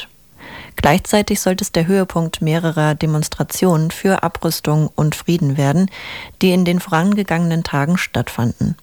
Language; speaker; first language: German; native; German